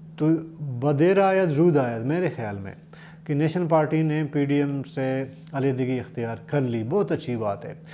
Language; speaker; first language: Urdu; non-native, local second language; Baluchi